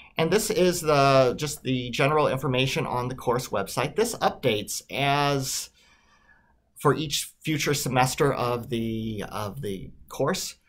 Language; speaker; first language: English; native; English